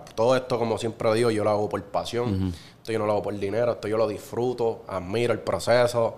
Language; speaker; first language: Spanish; native; Spanish